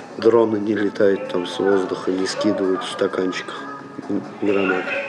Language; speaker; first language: Russian; native; Russian